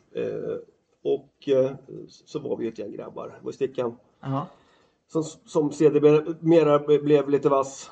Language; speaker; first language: Swedish; native; Swedish